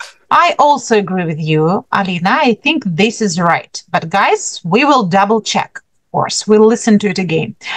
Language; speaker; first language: English; non-native, fluent; Ukrainian